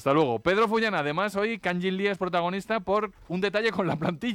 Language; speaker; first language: Spanish; native; Spanish